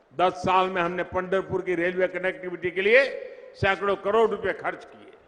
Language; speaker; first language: Hindi; non-native, local second language; Gujarati